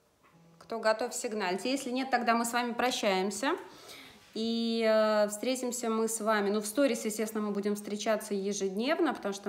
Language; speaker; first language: Russian; native; Russian